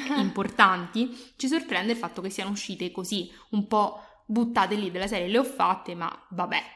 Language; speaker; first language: Italian; native; Italian